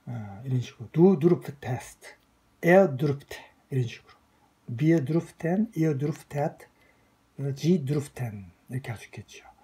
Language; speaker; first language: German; non-native, fluent; Korean